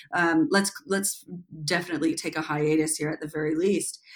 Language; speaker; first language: English; native; English